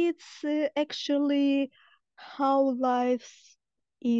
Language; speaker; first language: English; non-native, fluent; Ukrainian